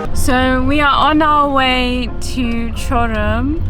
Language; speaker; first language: English; early bilingual, other home language; Turkish